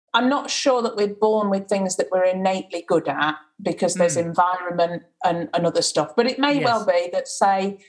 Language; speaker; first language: English; native; English